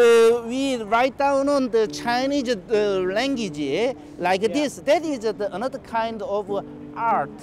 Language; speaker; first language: English; non-native, learner; Korean